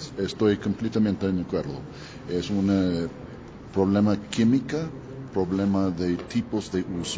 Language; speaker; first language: Spanish; non-native, learner; English